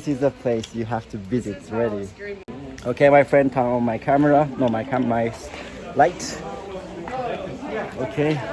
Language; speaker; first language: English; non-native, learner; Japanese